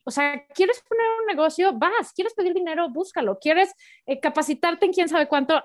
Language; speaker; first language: Spanish; native; Spanish